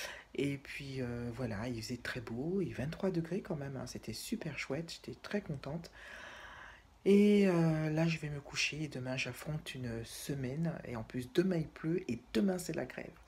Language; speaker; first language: French; native; French